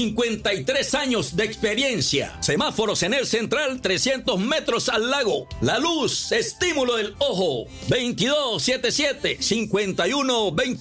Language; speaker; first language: Spanish; native; Spanish